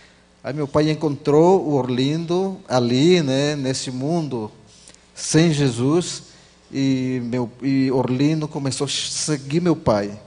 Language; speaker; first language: Portuguese; non-native, local second language; Ticuna